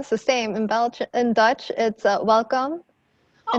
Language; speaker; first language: English; non-native, fluent; Dutch